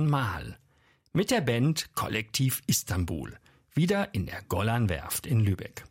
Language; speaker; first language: German; native; German